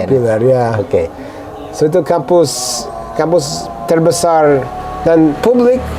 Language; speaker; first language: Indonesian; non-native, fluent; English